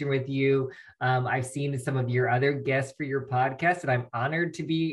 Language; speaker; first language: English; native; English